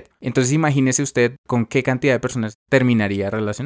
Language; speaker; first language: Spanish; native; Spanish